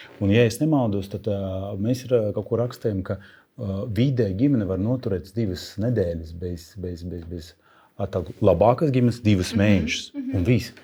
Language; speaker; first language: Latvian; non-native, local second language; Russian